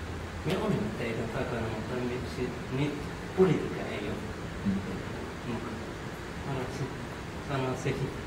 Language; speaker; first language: Finnish; non-native, learner; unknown